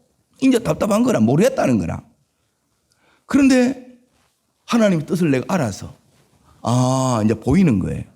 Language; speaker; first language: Korean; native; Korean